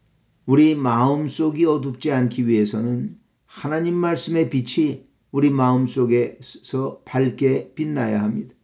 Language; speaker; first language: Korean; native; Korean